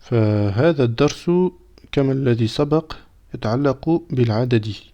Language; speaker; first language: Arabic; non-native, fluent; French